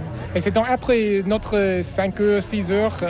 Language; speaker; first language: French; non-native, fluent; English